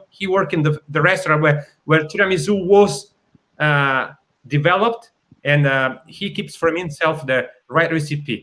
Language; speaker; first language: English; non-native, learner; Italian